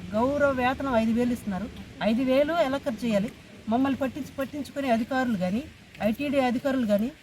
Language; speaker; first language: Telugu; non-native, local second language; Koya